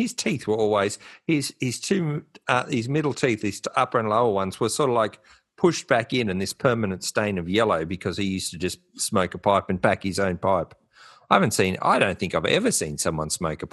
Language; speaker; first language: English; native; English